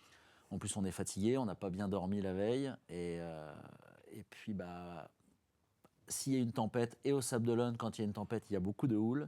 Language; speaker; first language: French; native; French